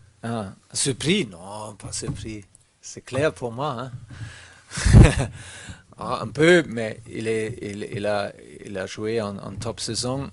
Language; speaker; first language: French; non-native, learner; German